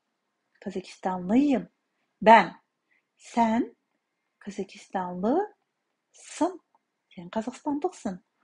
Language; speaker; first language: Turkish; non-native, fluent; Kazakh